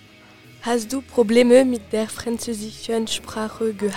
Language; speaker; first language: German; non-native, learner; French